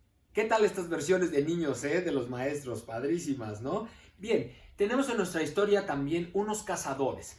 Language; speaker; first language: Spanish; native; Spanish